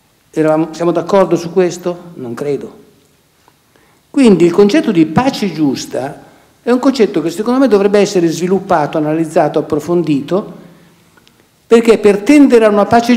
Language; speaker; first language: Italian; native; Italian